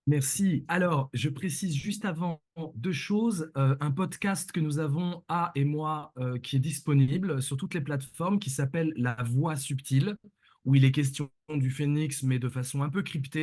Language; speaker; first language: French; native; French